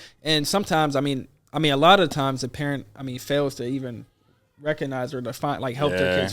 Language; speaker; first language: English; native; English